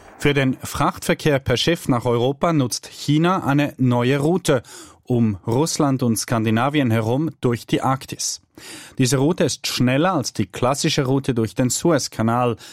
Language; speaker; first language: German; native; German